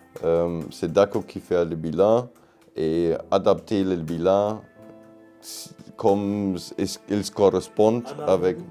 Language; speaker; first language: French; non-native, learner; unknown